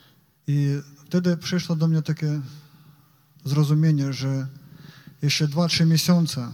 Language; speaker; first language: Polish; non-native, learner; Ukrainian